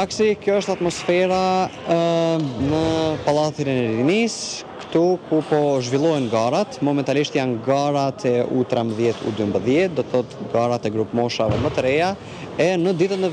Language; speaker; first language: Albanian; native; Albanian